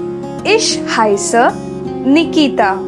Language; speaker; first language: German; non-native, learner; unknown